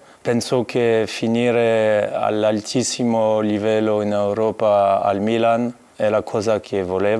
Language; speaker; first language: Italian; non-native, fluent; French